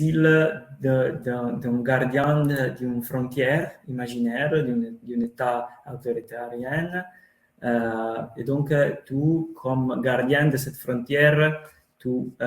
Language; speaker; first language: French; non-native, fluent; Italian